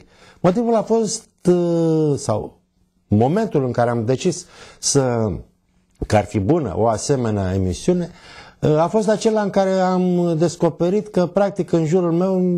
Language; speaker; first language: Romanian; native; Romanian